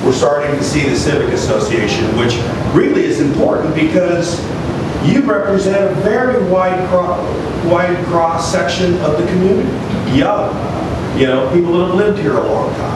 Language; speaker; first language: English; native; English